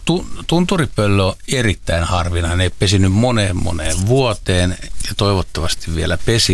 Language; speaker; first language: Finnish; native; Finnish